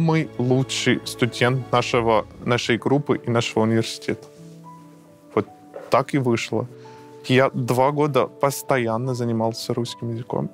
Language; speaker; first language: Russian; non-native, fluent; Persian